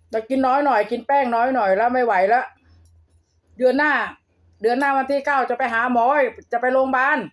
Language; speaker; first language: Thai; native; Thai